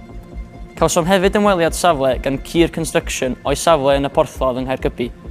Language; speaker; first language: Welsh; native; Welsh